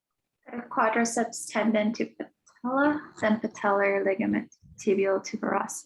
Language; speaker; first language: English; native; English